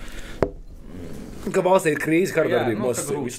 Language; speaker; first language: Latvian; native; Latvian